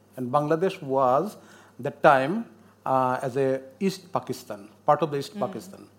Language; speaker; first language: English; non-native, local second language; Bangla